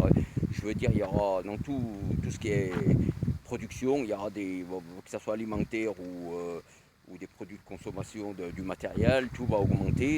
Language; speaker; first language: French; native; French